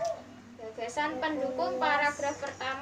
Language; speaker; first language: Indonesian; native; Indonesian